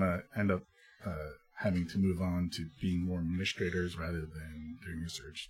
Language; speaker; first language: English; native; English